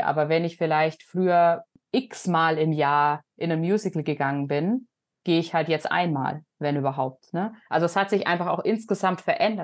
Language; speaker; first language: German; native; German